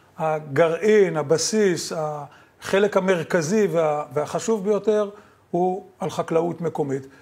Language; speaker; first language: Hebrew; native; Hebrew